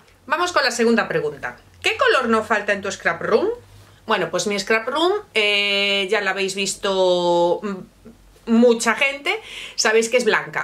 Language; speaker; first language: Spanish; native; Spanish